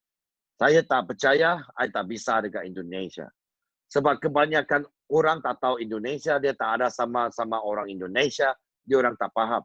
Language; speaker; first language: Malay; non-native, local second language; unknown